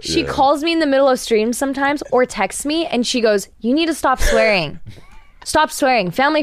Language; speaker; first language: English; non-native, fluent; Japanese